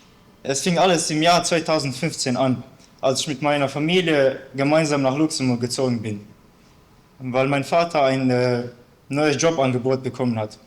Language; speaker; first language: German; early bilingual, other home language; Bosnian